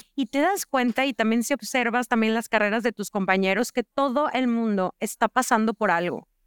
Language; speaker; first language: Spanish; native; Spanish